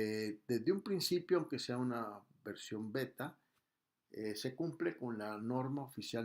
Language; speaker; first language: Spanish; native; Spanish